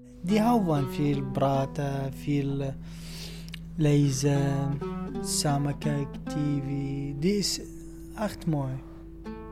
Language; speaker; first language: Dutch; non-native, learner; Arabic